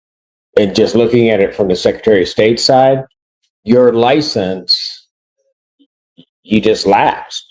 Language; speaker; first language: English; native; English